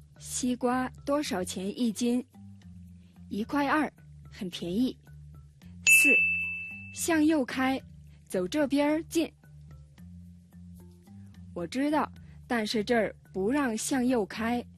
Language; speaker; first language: Chinese; non-native, fluent; Mongolian